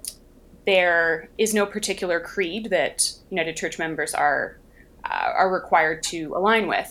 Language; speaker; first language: English; native; English